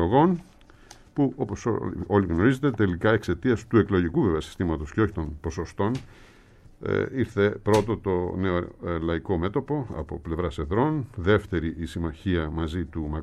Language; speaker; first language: Greek; native; Greek